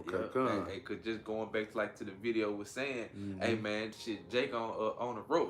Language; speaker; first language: English; native; English